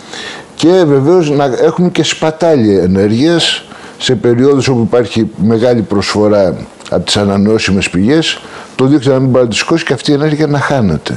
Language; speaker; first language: Greek; native; Greek